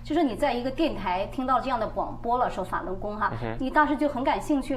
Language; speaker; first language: Chinese; native; Chinese